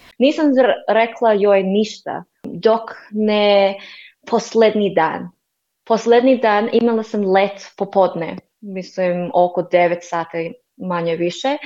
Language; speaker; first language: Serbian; non-native, learner; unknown